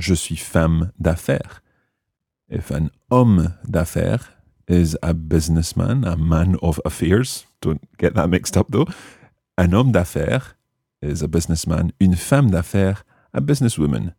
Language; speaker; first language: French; non-native, fluent; English